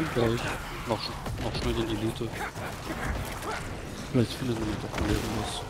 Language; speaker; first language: German; native; German